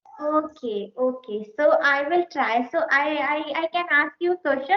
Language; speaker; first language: English; non-native, learner; Hindi